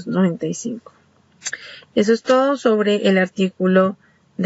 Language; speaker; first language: Spanish; native; Spanish